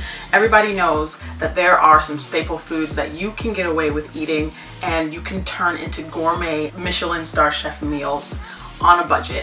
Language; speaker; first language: English; native; English